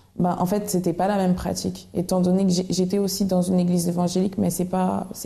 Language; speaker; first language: French; native; French